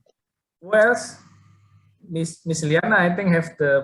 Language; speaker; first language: English; non-native, learner; Indonesian